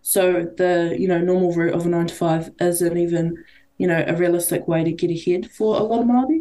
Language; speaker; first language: English; native; English